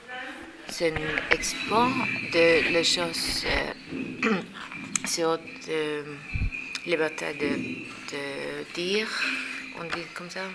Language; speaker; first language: French; non-native, learner; Norwegian